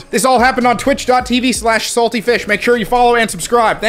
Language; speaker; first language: English; native; English